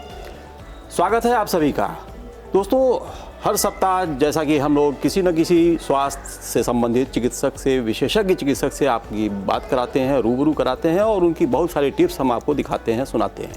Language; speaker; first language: Hindi; native; Hindi